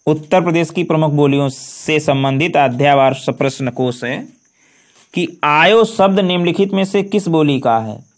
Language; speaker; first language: Hindi; native; Hindi